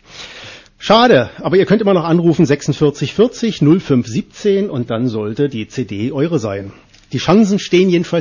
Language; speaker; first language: German; native; German